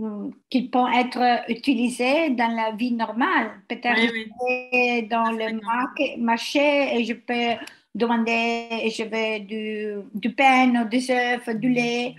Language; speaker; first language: French; non-native, learner; Italian